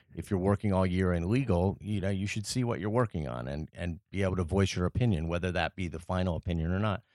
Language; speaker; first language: English; early bilingual, other home language; French